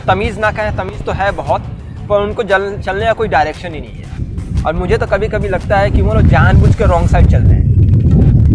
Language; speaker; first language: Hindi; native; Hindi